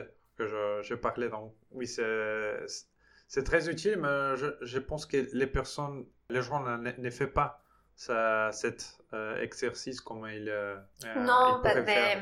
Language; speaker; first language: French; non-native, fluent; Portuguese